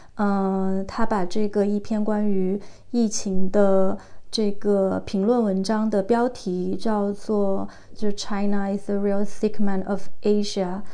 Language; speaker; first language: Chinese; native; Chinese